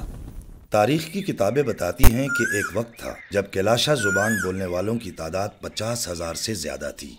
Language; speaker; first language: Urdu; native; Urdu